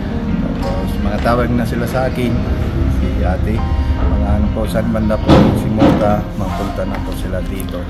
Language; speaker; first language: Filipino; non-native, learner; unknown